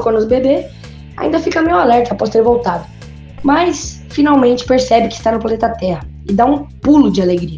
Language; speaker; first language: Portuguese; native; Portuguese